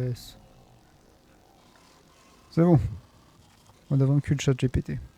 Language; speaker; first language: French; native; French